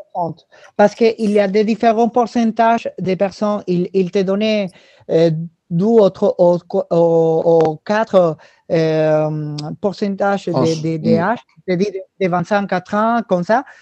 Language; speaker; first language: French; non-native, learner; Spanish